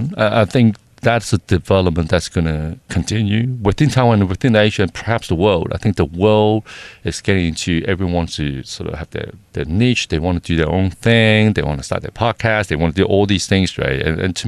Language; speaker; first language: English; non-native, local second language; Cantonese